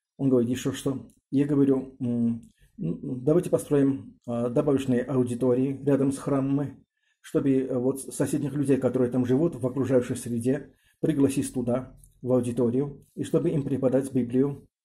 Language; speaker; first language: Russian; non-native, local second language; Armenian